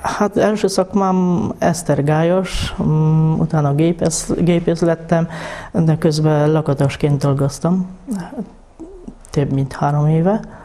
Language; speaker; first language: Hungarian; non-native, fluent; Polish